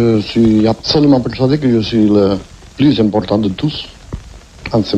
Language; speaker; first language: French; non-native, fluent; Catalan